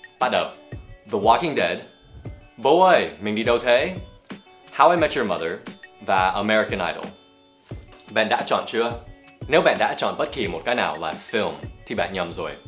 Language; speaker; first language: Vietnamese; non-native, fluent; English